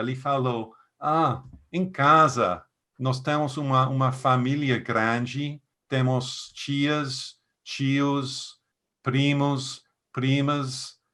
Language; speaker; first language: Portuguese; non-native, fluent; English